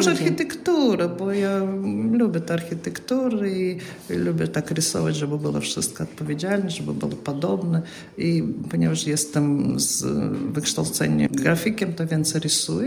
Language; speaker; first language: Polish; non-native, fluent; Russian